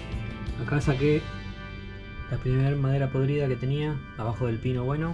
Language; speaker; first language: Spanish; native; Spanish